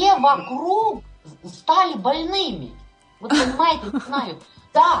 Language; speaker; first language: Russian; non-native, fluent; Lithuanian